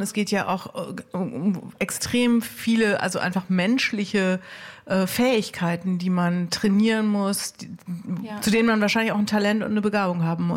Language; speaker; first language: German; native; German